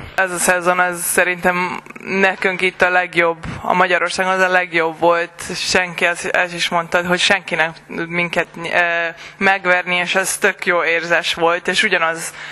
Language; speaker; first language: Hungarian; non-native, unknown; Serbian